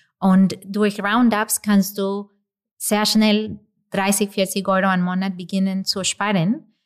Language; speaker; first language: German; non-native, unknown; Spanish